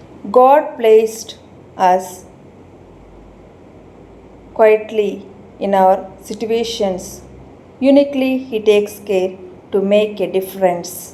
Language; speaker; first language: English; non-native, local second language; Telugu